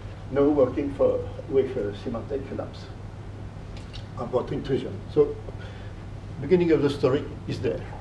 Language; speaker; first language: English; non-native, fluent; French